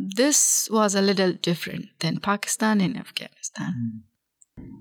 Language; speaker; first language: English; non-native, local second language; Pashto